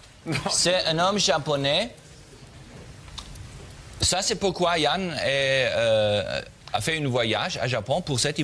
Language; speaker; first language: French; non-native, learner; German